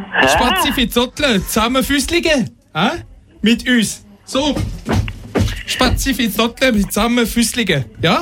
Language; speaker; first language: German; non-native, learner; French